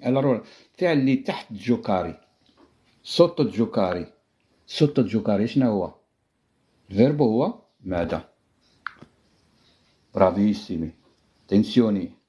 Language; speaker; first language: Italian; non-native, fluent; Arabic